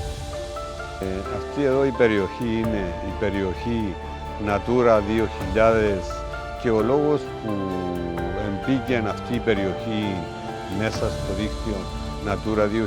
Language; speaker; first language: Greek; native; Greek